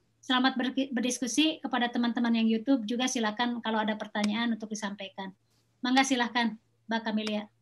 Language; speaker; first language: Indonesian; non-native, local second language; Sundanese